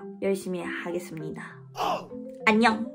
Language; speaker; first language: Korean; non-native, learner; Japanese